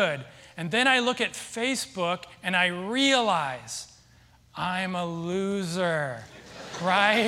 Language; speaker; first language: English; native; English